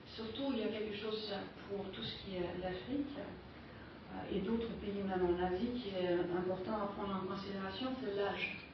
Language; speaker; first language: French; non-native, fluent; German